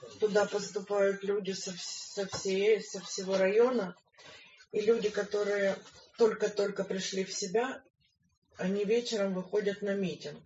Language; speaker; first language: Russian; native; Russian